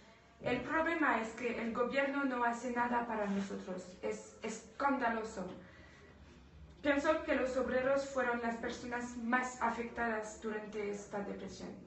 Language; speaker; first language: Spanish; non-native, learner; French